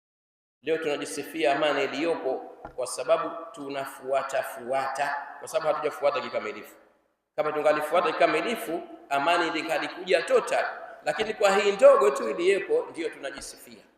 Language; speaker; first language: Swahili; native; Swahili